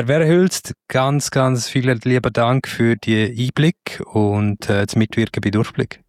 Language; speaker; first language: German; native; German